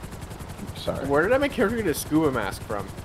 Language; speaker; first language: English; native; English